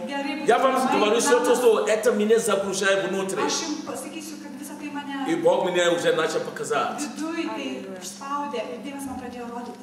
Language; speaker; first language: Russian; non-native, fluent; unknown